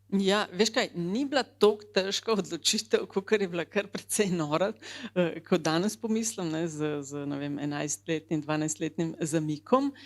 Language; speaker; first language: Slovenian; native; Slovenian